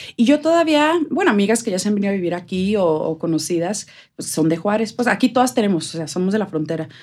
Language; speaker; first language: Spanish; native; Spanish